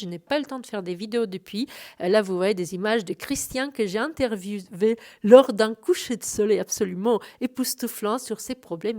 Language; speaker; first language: French; native; French